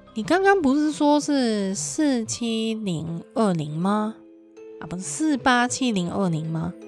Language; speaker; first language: Chinese; non-native, fluent; Cantonese